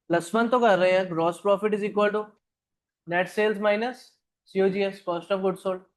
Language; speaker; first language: Hindi; non-native, local second language; Punjabi